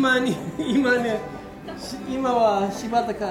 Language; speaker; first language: Japanese; non-native, learner; English